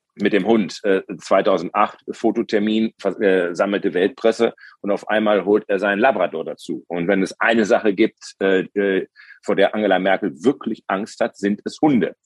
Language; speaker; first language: German; native; German